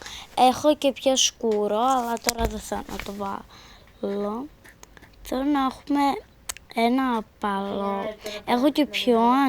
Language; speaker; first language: Greek; native; Greek